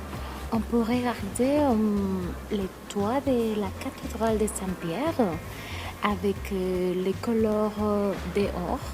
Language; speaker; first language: French; non-native, learner; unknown